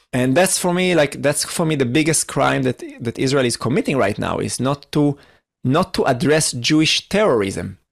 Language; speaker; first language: English; non-native, fluent; Hebrew